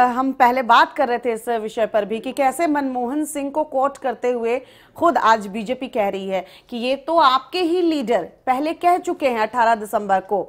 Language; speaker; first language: Hindi; native; Hindi